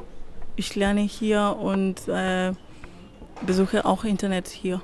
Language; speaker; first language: German; non-native, fluent; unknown